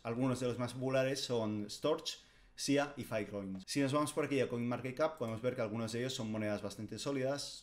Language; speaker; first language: Spanish; native; Spanish